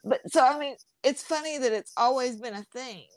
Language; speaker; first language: English; native; English